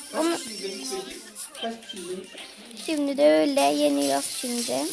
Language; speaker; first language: Turkish; early bilingual, heritage; Turkish